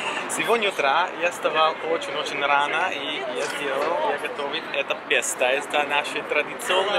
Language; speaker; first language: Russian; non-native, learner; Italian